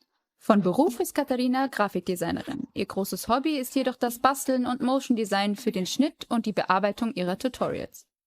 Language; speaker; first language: German; native; German